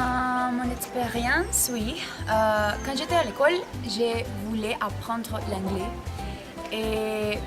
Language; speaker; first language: French; non-native, learner; Spanish